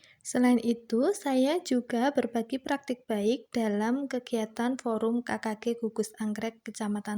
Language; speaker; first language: Indonesian; native; Indonesian